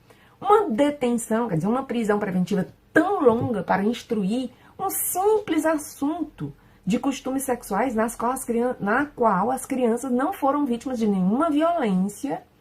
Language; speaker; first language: Portuguese; non-native, fluent; Spanish